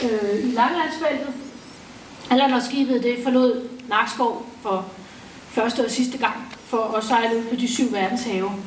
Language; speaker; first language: Danish; native; Danish